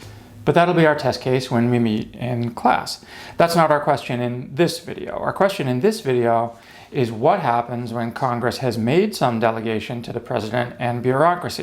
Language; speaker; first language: English; native; English